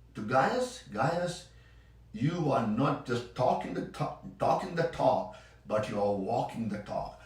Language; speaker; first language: English; non-native, local second language; Sinhala